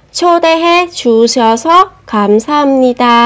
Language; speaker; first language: Korean; non-native, fluent; Vietnamese